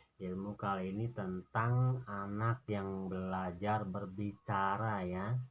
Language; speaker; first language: Indonesian; non-native, local second language; Sundanese